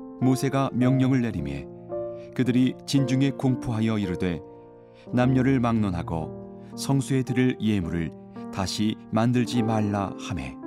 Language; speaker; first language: Korean; native; Korean